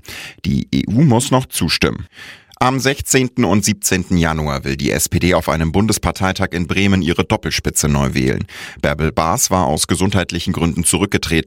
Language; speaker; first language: German; native; German